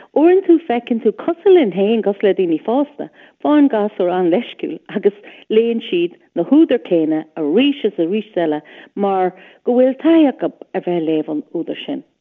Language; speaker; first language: Irish; non-native, local second language; English